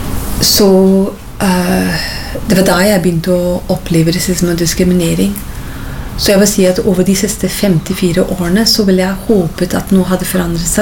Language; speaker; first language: Norwegian; non-native, fluent; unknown